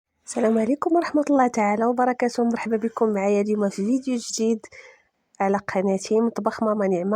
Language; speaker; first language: Arabic; native; Arabic